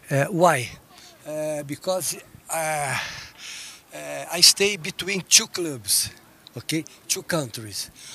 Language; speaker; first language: English; non-native, learner; Portuguese